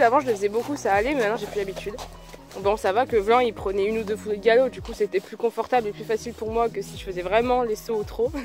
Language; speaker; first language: French; native; French